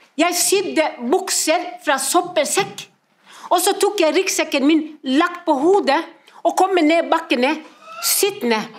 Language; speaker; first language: Norwegian; non-native, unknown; Somali